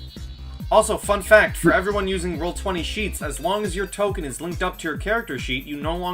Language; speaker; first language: English; native; English